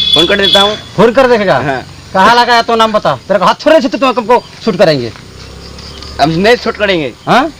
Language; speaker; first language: Hindi; non-native, local second language; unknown